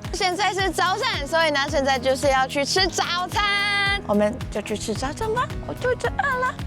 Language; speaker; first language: Chinese; non-native, fluent; Japanese